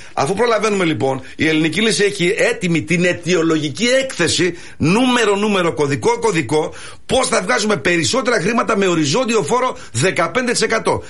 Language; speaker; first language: Greek; early bilingual, heritage; Greek